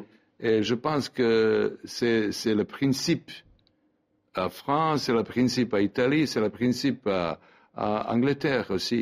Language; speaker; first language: French; non-native, learner; Serbian